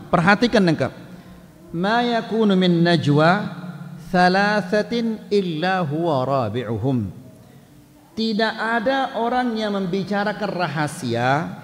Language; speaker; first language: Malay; non-native, local second language; Sasak